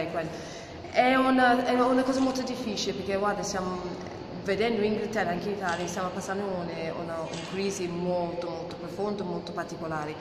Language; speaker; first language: Italian; non-native, fluent; English